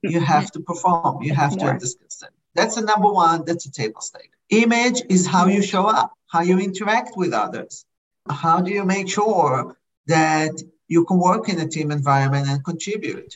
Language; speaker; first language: English; non-native, fluent; Hebrew